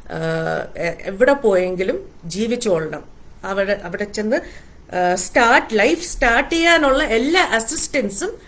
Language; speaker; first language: Malayalam; early bilingual, heritage; Malayalam